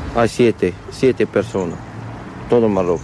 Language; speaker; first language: Spanish; non-native, learner; Arabic